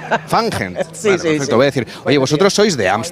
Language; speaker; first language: Spanish; native; Spanish